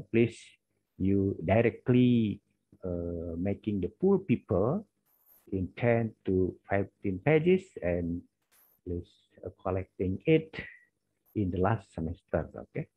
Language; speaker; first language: English; non-native, learner; Indonesian